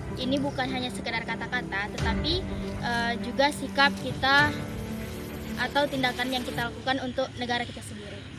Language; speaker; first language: Indonesian; native; Indonesian